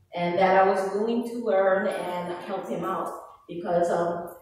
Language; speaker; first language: English; native; English